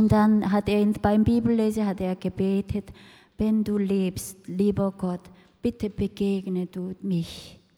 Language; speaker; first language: German; non-native, fluent; Korean